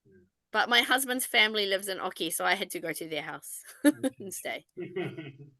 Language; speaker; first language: English; non-native, fluent; Japanese